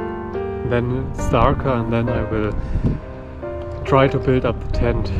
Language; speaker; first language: English; non-native, fluent; German